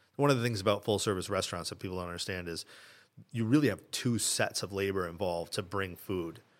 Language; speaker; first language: English; early bilingual, other home language; Italian